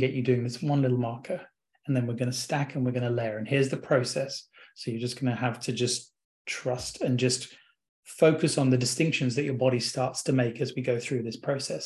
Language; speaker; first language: English; native; English